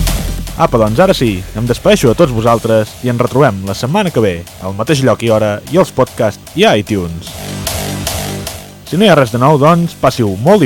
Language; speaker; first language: Catalan; native; Catalan